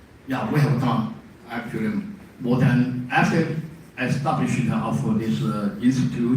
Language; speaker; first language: English; non-native, fluent; Chinese